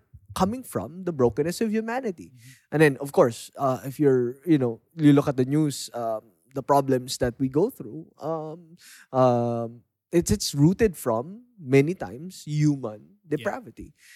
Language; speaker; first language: English; non-native, local second language; Filipino